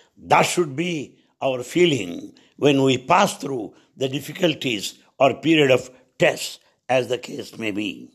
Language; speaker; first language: English; non-native, local second language; Telugu